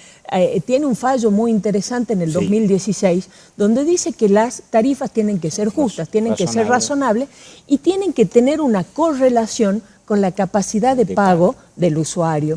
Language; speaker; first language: Spanish; native; Spanish